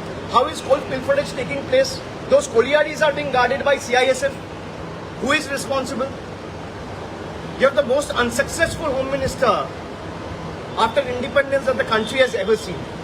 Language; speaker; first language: English; non-native, local second language; Bangla